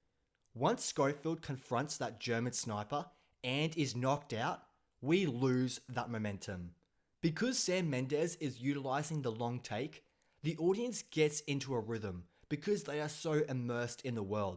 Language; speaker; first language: English; native; English